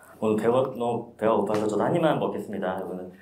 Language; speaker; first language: Korean; native; Korean